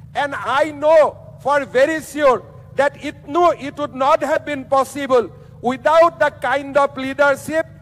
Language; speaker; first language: English; non-native, local second language; Assamese